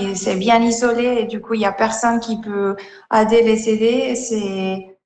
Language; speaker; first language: French; non-native, fluent; Spanish